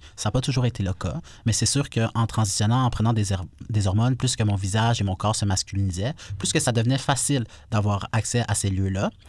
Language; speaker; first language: French; native; French